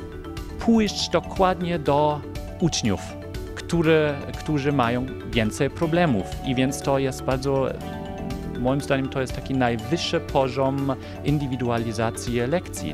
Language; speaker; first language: Polish; non-native, fluent; German